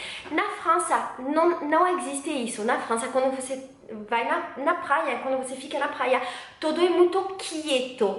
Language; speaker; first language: Portuguese; non-native, learner; French